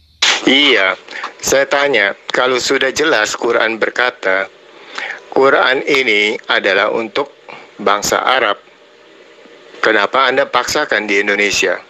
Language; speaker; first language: Indonesian; native; Indonesian